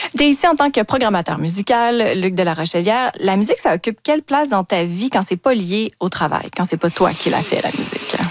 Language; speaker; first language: French; native; French